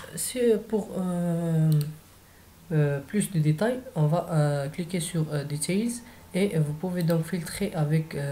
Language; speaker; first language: French; non-native, fluent; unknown